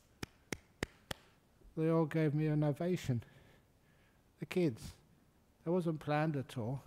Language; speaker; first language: English; native; English